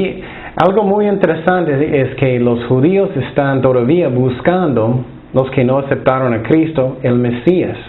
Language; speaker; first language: Spanish; non-native, fluent; English